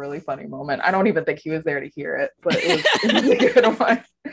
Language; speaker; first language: English; native; English